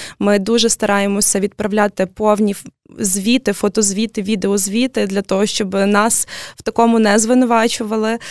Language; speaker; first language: Ukrainian; native; Ukrainian